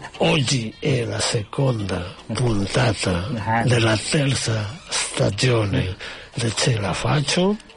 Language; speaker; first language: Italian; non-native, learner; Catalan